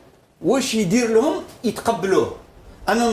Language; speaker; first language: Arabic; native; Arabic